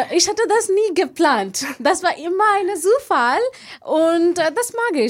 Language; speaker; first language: German; non-native, fluent; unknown